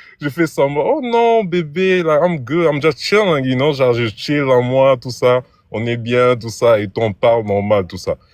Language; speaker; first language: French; non-native, local second language; Lingala